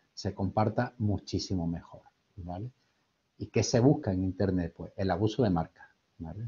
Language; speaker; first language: Spanish; native; Spanish